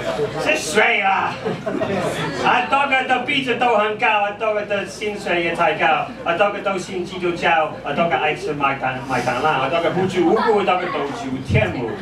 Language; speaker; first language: Chinese; non-native, fluent; English